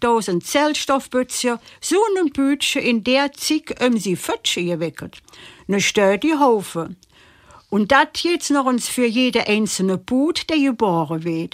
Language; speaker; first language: German; native; German